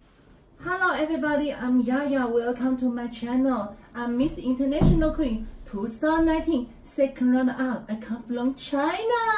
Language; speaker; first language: English; non-native, learner; Chinese